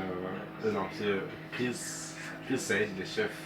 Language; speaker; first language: French; non-native, fluent; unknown